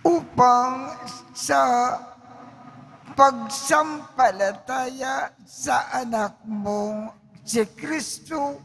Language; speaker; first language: Filipino; native; Filipino